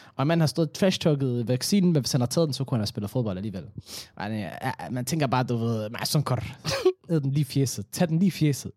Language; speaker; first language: Danish; early bilingual, other home language; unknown